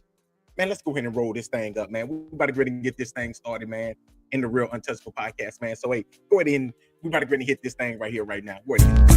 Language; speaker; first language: English; native; English